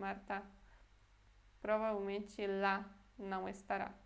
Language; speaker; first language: Portuguese; non-native, fluent; Polish